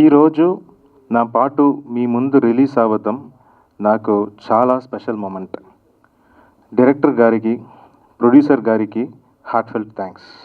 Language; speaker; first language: Telugu; non-native, learner; Kannada